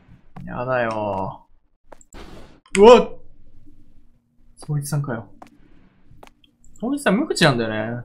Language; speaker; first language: Japanese; native; Japanese